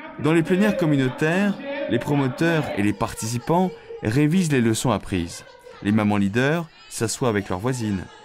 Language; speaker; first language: French; non-native, local second language; Haitian Creole